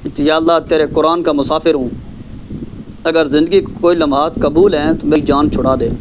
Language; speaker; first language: Urdu; non-native, local second language; Punjabi